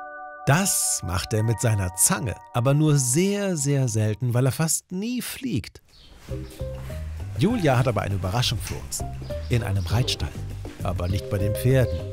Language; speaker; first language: German; native; German